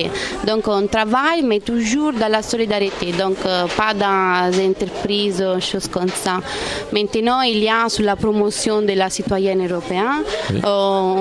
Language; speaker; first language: French; non-native, fluent; Italian